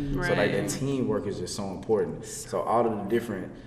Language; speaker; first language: English; native; English